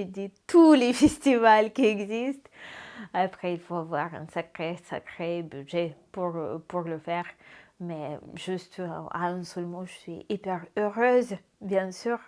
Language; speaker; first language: French; non-native, fluent; Russian